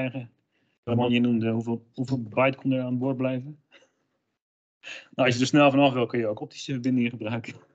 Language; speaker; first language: Dutch; native; Dutch